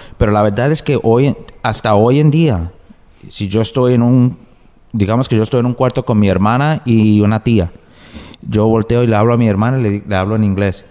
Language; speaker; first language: Spanish; early bilingual, heritage; Spanish